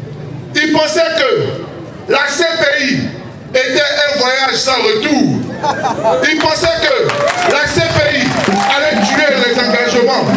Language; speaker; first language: French; native; French